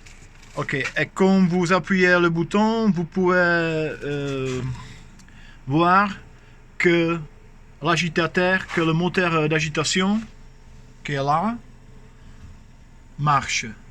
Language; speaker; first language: French; non-native, fluent; Czech